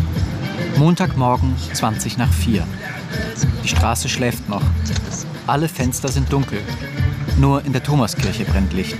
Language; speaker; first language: German; native; German